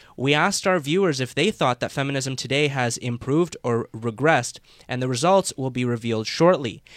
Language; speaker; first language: English; native; English